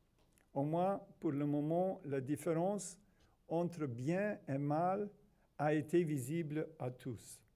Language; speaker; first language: French; non-native, fluent; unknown